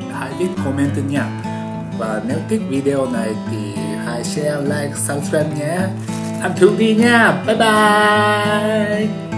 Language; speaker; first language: Vietnamese; non-native, learner; Japanese